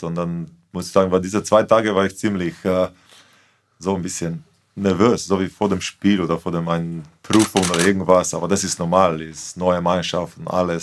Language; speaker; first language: German; non-native, fluent; Slovenian